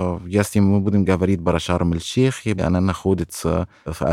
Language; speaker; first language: Russian; non-native, fluent; Arabic